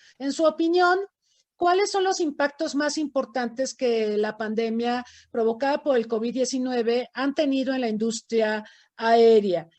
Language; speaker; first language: Spanish; native; Spanish